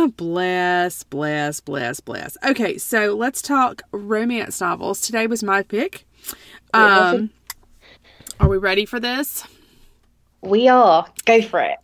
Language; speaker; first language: English; native; English